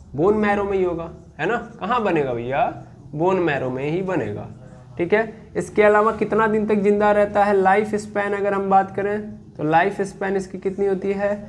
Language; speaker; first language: Hindi; native; Hindi